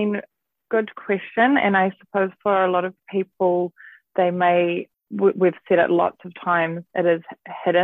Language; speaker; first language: English; native; English